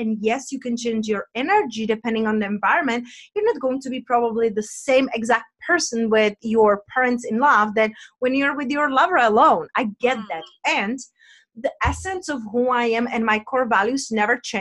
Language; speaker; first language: English; non-native, fluent; Czech